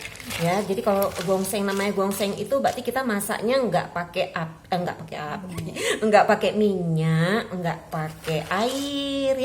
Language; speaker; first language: Indonesian; native; Indonesian